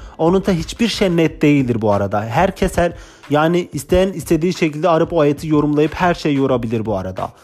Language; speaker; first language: Turkish; non-native, local second language; Kurdish